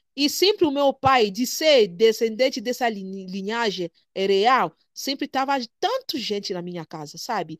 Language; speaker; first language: Portuguese; non-native, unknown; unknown